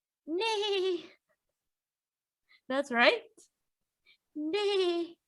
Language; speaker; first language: English; non-native, learner; Vietnamese